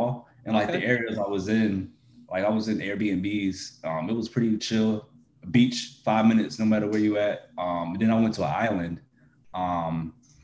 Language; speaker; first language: English; native; English